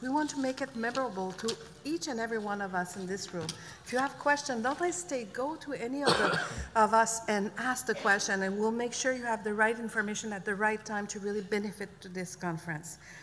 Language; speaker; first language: English; non-native, fluent; French